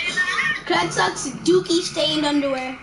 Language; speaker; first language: English; native; English